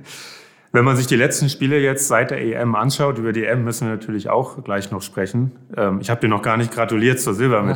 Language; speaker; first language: German; native; German